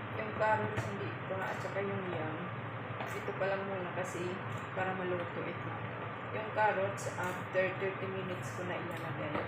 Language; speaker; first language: Filipino; non-native, local second language; Waray